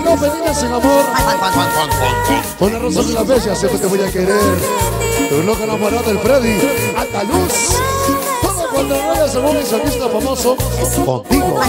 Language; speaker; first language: Spanish; native; Spanish